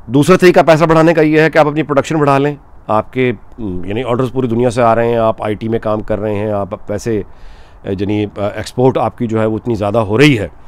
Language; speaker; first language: Urdu; native; Urdu